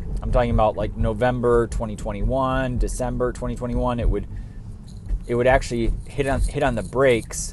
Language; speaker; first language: English; native; English